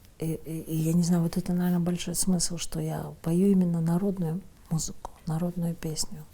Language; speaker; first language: Russian; non-native, local second language; Crimean Tatar